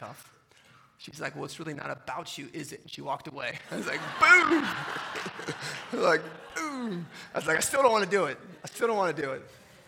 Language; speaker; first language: English; native; English